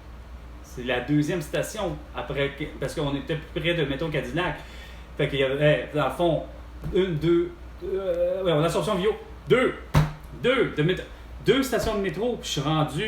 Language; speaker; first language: French; native; French